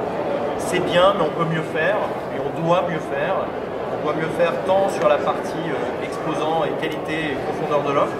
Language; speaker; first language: French; native; French